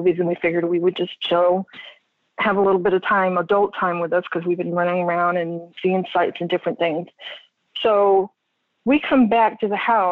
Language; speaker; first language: English; native; English